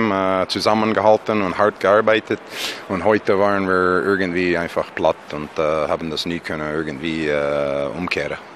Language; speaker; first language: German; non-native, fluent; English